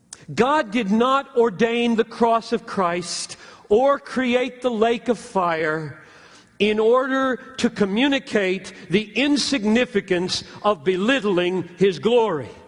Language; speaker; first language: English; native; English